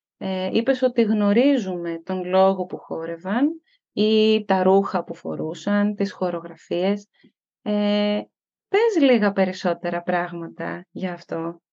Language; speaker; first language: Greek; native; Greek